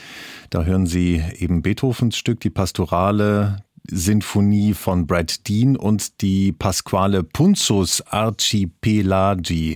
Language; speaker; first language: German; native; German